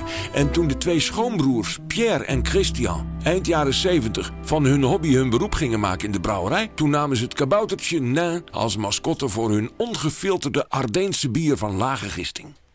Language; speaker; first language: Dutch; native; Dutch